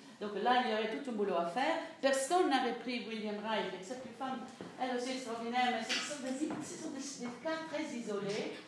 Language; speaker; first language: French; non-native, fluent; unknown